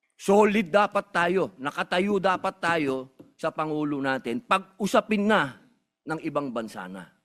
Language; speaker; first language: Filipino; native; Filipino